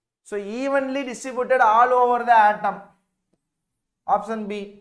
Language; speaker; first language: English; non-native, local second language; Tamil